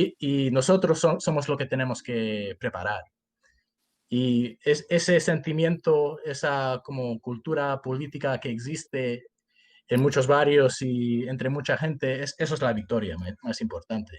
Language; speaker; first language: Spanish; early bilingual, heritage; Spanish